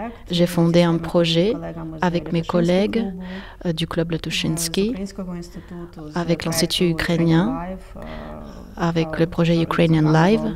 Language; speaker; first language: French; non-native, fluent; Ukrainian